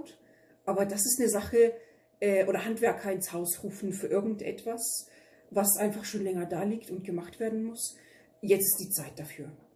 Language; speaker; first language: German; early bilingual, other home language; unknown